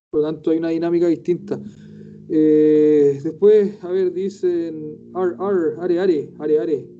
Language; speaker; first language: Spanish; native; Spanish